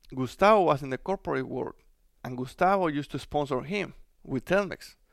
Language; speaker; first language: English; non-native, fluent; Spanish